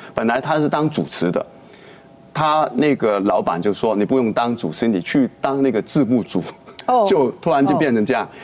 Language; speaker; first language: Chinese; non-native, local second language; Cantonese